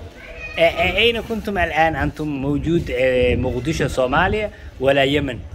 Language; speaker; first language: Arabic; non-native, learner; Somali